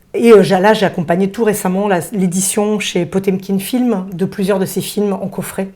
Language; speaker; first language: French; early bilingual, other home language; Russian